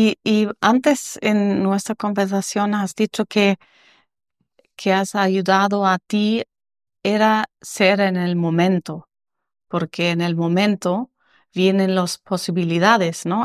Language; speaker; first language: Spanish; non-native, learner; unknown